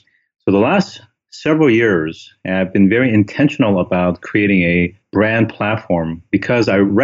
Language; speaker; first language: English; early bilingual, other home language; Korean